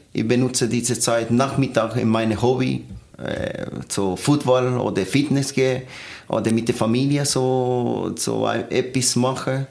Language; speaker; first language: German; non-native, learner; Spanish